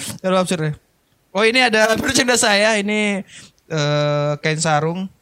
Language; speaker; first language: Indonesian; non-native, local second language; Minangkabau